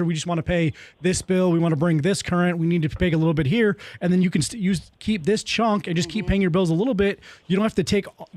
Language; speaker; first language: English; native; English